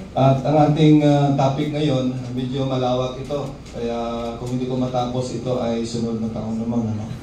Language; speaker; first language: Filipino; non-native, local second language; Hiligaynon